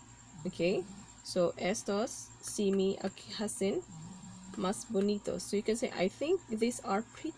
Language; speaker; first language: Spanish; non-native, learner; Cebuano